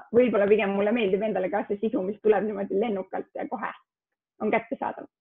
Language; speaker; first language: Estonian; early bilingual, other home language; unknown